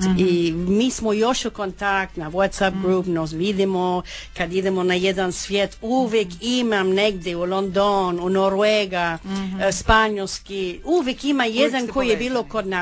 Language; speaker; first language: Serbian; early bilingual, heritage; Croatian